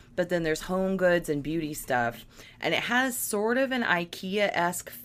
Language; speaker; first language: English; native; English